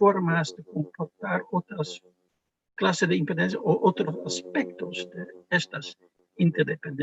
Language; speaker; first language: Spanish; non-native, fluent; Dutch